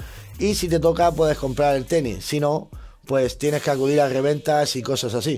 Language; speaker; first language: Spanish; native; Spanish